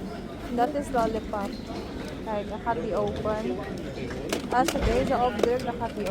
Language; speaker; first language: Dutch; non-native, learner; Filipino